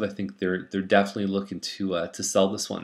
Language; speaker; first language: English; native; English